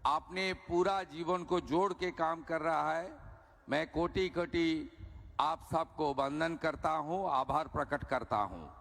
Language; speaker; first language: Hindi; non-native, local second language; Bangla